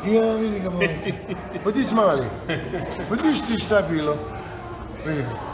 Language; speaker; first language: Bosnian; native; Bosnian